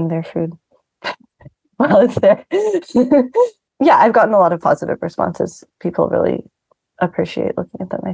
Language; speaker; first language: English; native; English